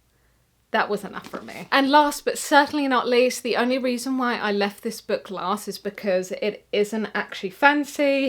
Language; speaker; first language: English; native; English